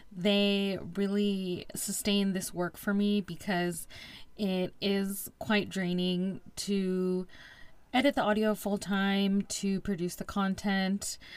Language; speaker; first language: English; early bilingual, other home language; Spanish